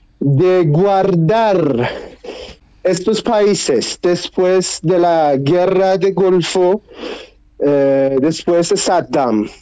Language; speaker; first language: Spanish; non-native, learner; Persian